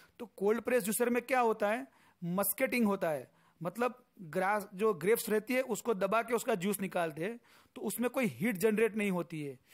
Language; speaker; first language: Hindi; non-native, local second language; Gujarati